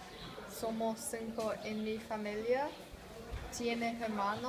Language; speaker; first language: Spanish; non-native, learner; English